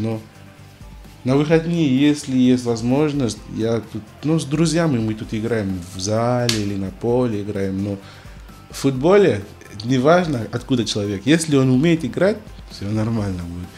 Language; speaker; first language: Russian; non-native, learner; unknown